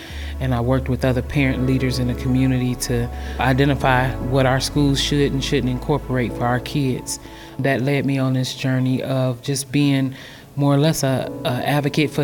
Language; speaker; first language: English; native; English